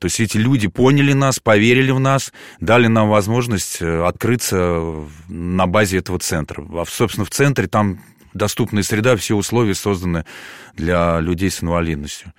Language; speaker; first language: Russian; native; Russian